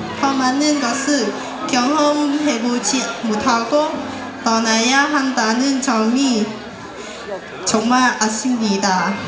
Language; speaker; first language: Korean; non-native, fluent; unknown